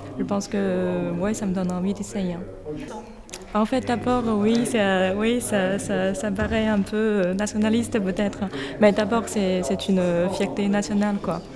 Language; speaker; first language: French; non-native, fluent; Chinese